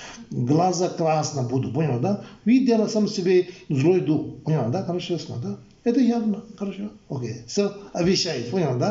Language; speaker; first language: Russian; non-native, learner; Tibetan